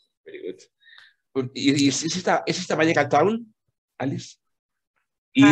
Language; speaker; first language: English; non-native, fluent; Spanish